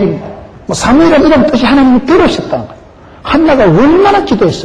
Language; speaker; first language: Korean; native; Korean